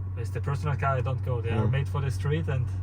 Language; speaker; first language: English; non-native, fluent; German